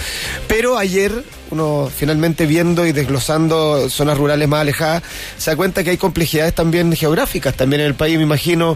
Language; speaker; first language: Spanish; native; Spanish